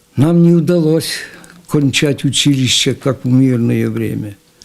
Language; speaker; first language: Russian; non-native, local second language; Ukrainian